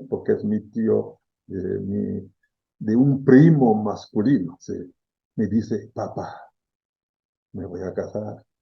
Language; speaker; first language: Spanish; non-native, fluent; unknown